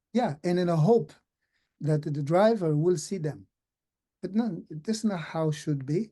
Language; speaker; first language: English; non-native, fluent; Portuguese